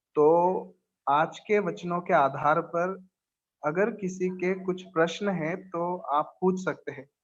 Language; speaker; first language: Hindi; non-native, local second language; Marathi